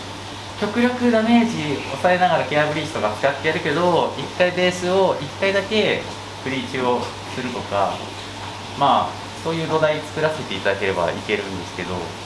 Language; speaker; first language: Japanese; native; Japanese